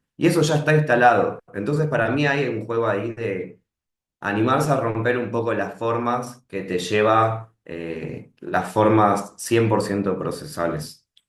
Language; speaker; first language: Spanish; native; Spanish